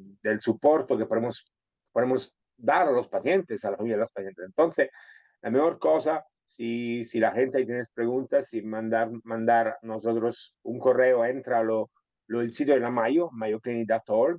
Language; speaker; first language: Spanish; non-native, fluent; Italian